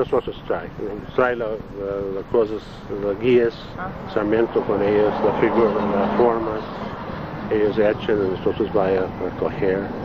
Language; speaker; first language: Spanish; non-native, learner; Italian